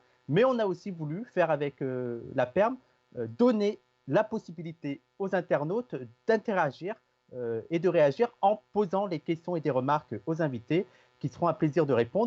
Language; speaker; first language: French; native; French